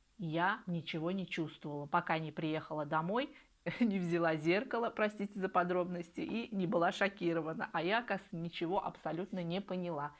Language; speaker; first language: Russian; native; Russian